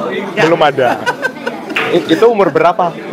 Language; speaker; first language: Indonesian; native; Indonesian